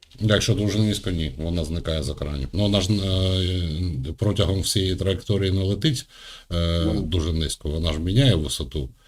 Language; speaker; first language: Ukrainian; non-native, local second language; Russian